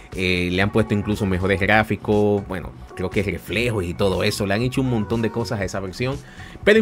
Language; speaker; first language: Spanish; native; Spanish